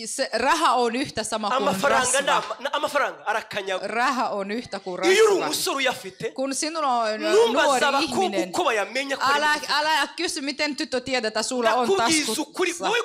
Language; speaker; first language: Finnish; non-native, fluent; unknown